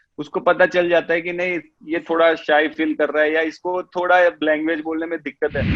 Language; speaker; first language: Hindi; non-native, local second language; Gujarati